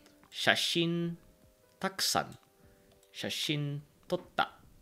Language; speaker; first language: Japanese; non-native, learner; English